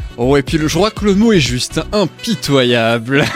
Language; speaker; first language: French; native; French